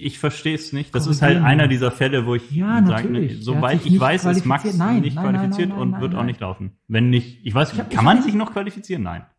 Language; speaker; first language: German; native; German